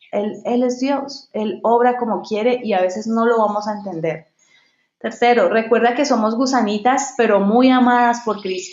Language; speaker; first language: Spanish; native; Spanish